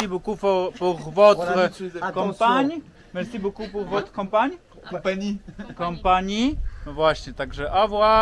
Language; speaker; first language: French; non-native, learner; Polish